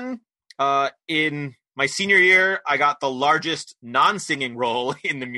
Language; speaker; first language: English; native; English